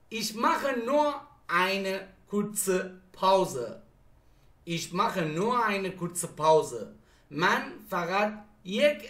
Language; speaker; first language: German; non-native, fluent; Persian